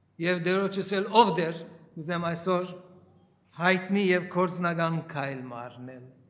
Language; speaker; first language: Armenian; early bilingual, heritage; Armenian